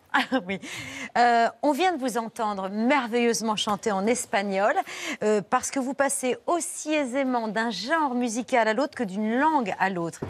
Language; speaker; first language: French; native; French